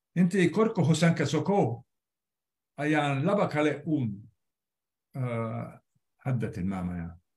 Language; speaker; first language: Somali; non-native, fluent; Italian